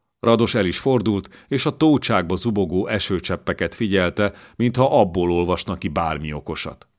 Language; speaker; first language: Hungarian; native; Hungarian